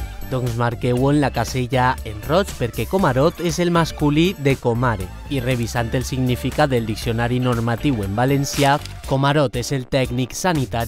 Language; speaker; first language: Catalan; native; Catalan